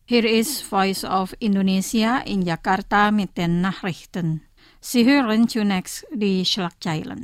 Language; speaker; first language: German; non-native, fluent; Indonesian